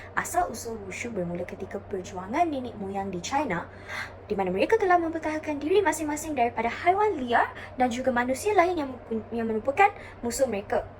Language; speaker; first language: Malay; non-native, local second language; Chinese